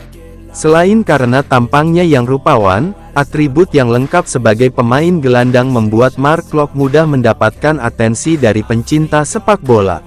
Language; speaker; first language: Indonesian; native; Indonesian